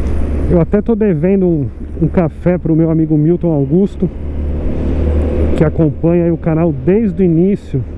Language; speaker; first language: Portuguese; native; Portuguese